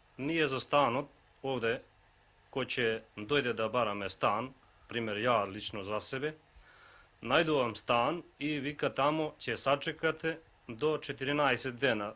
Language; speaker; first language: Macedonian; native; Macedonian